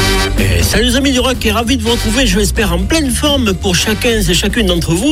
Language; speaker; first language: French; native; French